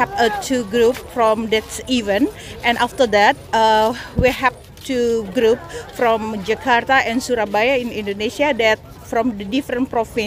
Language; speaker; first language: English; non-native, learner; Indonesian